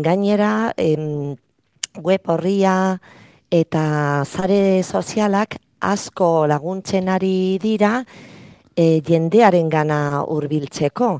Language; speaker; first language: Basque; non-native, local second language; Spanish